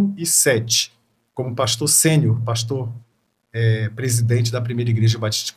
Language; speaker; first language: Portuguese; native; Portuguese